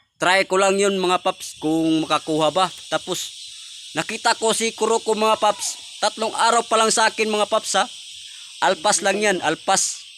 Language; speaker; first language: Filipino; non-native, local second language; Cebuano